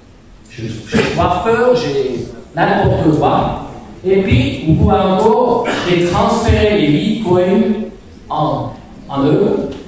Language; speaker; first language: French; non-native, fluent; German